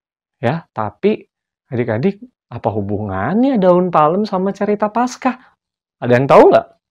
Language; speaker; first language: Indonesian; native; Indonesian